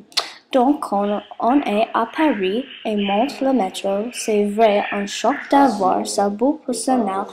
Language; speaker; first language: French; non-native, learner; English